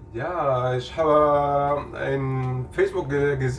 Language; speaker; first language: German; non-native, learner; Arabic